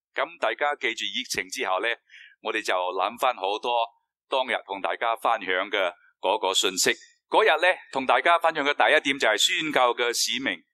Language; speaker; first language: Cantonese; non-native, fluent; Chinese